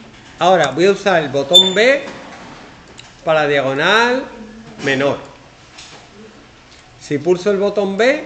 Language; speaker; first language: Spanish; native; Spanish